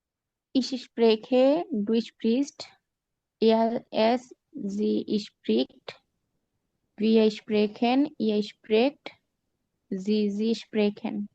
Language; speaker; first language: German; non-native, learner; Bangla